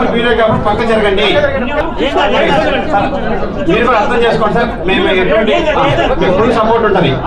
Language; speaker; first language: Telugu; native; Telugu